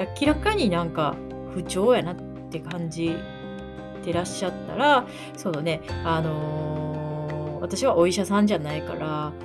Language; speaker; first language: Japanese; native; Japanese